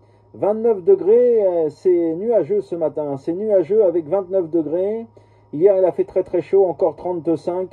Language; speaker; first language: French; native; French